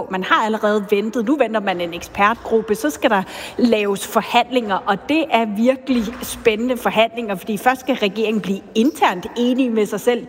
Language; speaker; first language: Danish; native; Danish